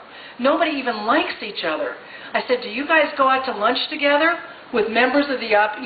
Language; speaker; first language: English; native; English